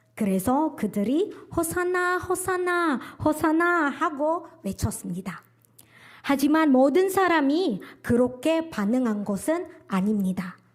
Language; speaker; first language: Korean; non-native, fluent; Indonesian